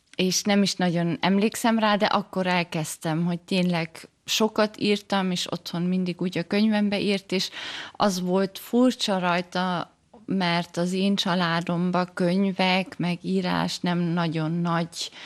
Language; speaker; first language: Hungarian; early bilingual, heritage; German